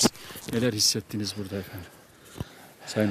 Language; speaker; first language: Turkish; native; Turkish